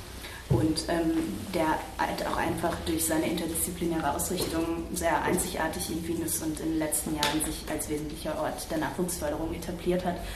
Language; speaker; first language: German; native; German